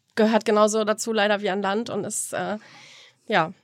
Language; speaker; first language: German; native; German